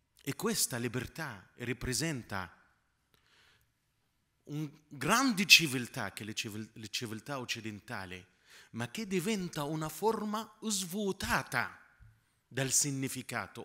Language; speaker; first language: Italian; non-native, fluent; Arabic